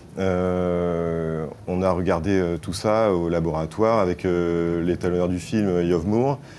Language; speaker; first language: French; native; French